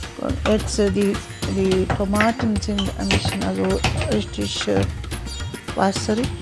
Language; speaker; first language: German; non-native, learner; Tulu